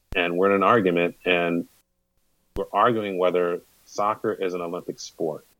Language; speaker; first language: English; native; English